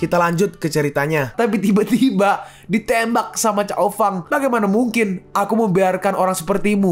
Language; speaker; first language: Indonesian; native; Indonesian